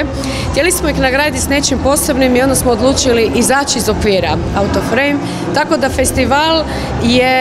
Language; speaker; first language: Croatian; native; Croatian